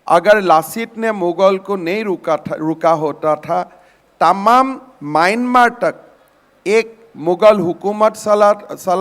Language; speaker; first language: Hindi; non-native, local second language; Assamese